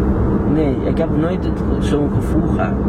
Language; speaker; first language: Dutch; non-native, local second language; Papiamento